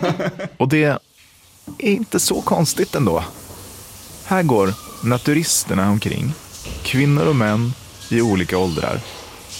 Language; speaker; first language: Swedish; native; Swedish